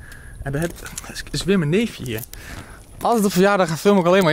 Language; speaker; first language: Dutch; native; Dutch